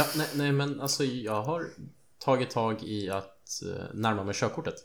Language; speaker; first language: Swedish; native; Swedish